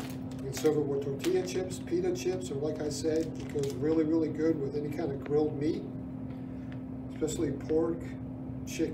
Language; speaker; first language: English; native; English